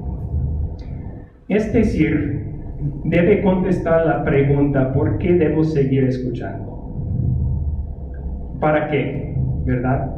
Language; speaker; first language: Spanish; non-native, fluent; English